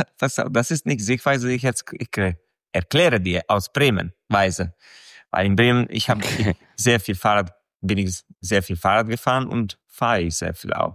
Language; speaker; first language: German; non-native, fluent; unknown